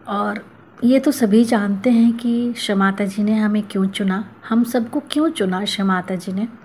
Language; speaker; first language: Hindi; native; Hindi